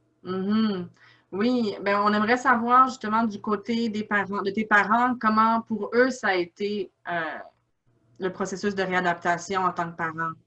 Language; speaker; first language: French; native; French